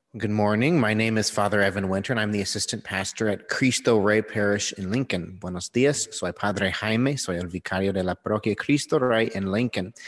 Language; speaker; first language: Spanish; non-native, learner; English